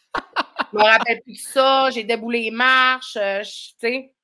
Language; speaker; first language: French; native; French